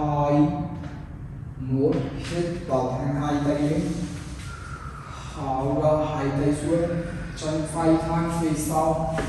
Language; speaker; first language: Vietnamese; non-native, learner; Hindi